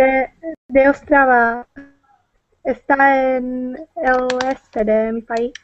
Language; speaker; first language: Spanish; non-native, learner; Czech